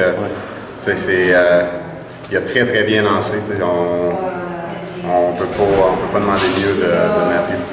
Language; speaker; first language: French; native; French